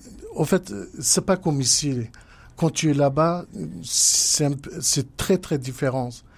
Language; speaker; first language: French; non-native, learner; Kurdish